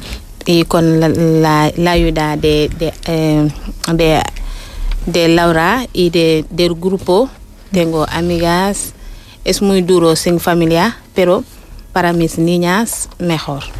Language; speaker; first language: Spanish; non-native, learner; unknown